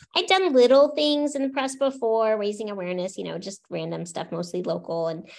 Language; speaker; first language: English; native; English